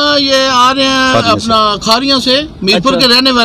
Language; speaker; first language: Urdu; native; Urdu